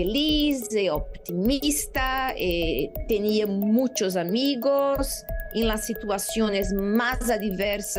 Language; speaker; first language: Spanish; non-native, learner; Portuguese